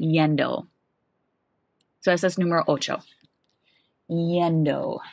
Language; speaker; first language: Spanish; non-native, learner; English